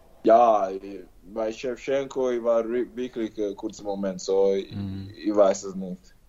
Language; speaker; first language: German; non-native, learner; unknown